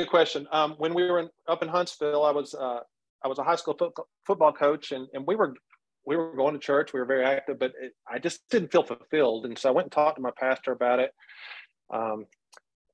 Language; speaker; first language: English; native; English